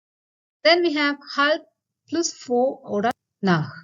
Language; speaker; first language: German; non-native, fluent; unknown